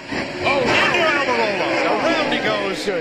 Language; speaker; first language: English; native; English